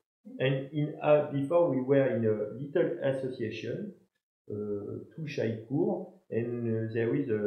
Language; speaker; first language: English; non-native, learner; French